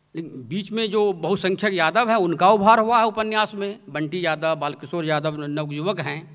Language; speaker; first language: Hindi; native; Hindi